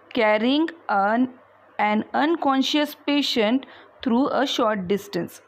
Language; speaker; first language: English; non-native, local second language; Marathi